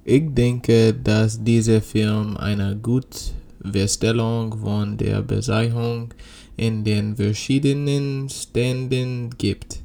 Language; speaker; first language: German; non-native, learner; English